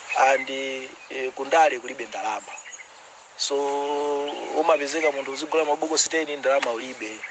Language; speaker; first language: Nyanja; native; Nyanja